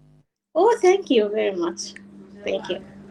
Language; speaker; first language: English; non-native, learner; Arabic